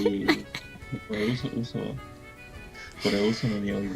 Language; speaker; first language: Japanese; non-native, fluent; Spanish